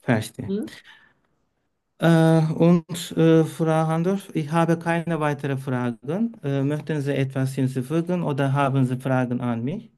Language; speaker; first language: German; non-native, learner; Turkish